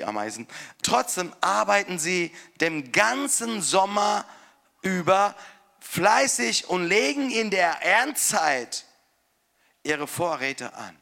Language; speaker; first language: German; non-native, fluent; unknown